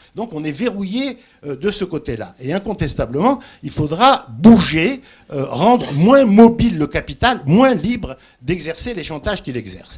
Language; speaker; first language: French; native; French